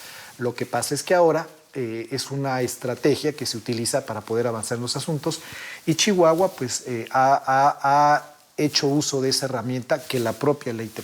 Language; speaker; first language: Spanish; native; Spanish